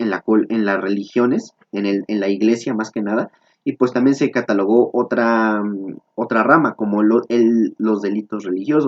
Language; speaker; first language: Spanish; native; Spanish